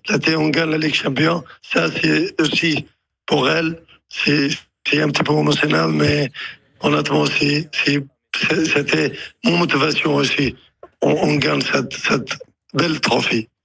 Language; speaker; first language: French; non-native, learner; Arabic